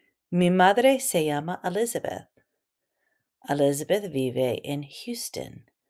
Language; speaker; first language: Spanish; non-native, fluent; English